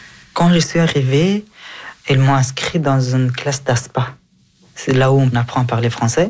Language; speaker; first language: French; early bilingual, other home language; Persian